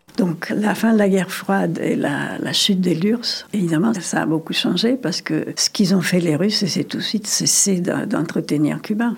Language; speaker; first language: French; non-native, fluent; Spanish